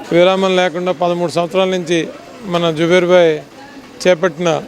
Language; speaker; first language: Telugu; native; Telugu